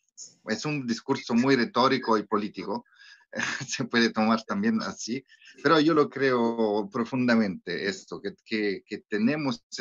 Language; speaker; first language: Spanish; non-native, fluent; Italian